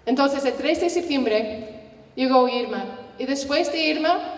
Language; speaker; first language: Spanish; non-native, learner; English